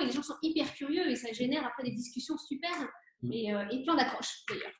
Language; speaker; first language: French; native; French